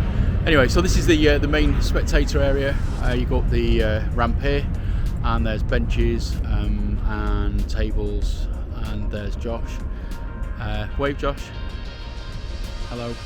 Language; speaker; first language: English; native; English